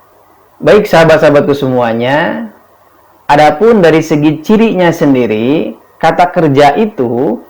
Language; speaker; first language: Indonesian; native; Indonesian